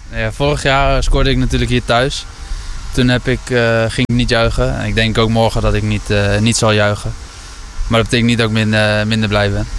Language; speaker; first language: Dutch; native; Dutch